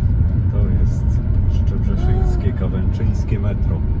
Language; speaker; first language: Polish; native; Polish